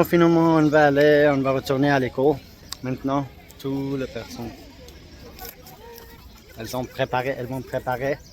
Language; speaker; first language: French; non-native, learner; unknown